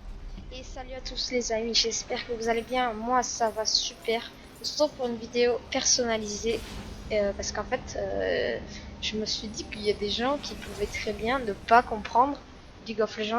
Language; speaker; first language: French; native; French